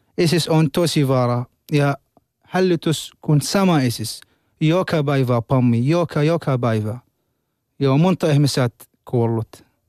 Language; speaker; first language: Finnish; non-native, learner; Arabic